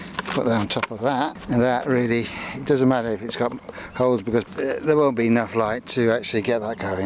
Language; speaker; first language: English; native; English